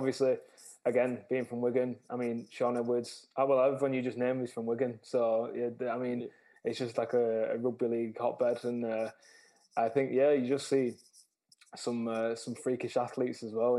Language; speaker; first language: English; native; English